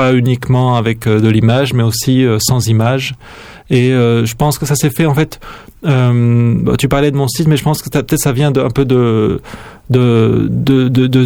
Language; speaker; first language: French; native; French